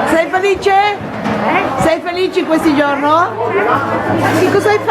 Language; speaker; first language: Italian; non-native, learner; Spanish